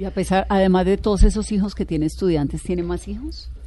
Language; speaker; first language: Spanish; native; Spanish